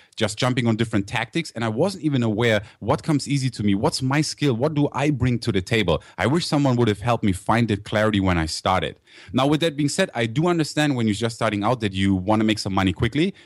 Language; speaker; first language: English; non-native, fluent; German